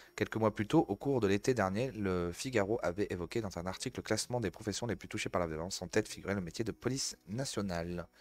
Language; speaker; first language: French; native; French